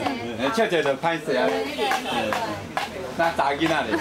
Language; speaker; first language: Chinese; native; Chinese